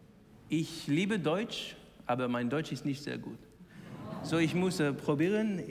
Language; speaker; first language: German; non-native, learner; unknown